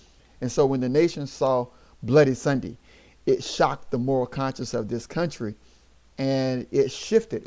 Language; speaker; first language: English; native; English